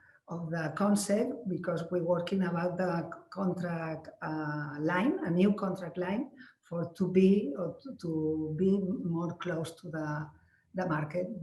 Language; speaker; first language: English; non-native, learner; Spanish